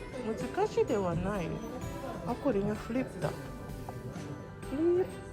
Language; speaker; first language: Japanese; non-native, fluent; Filipino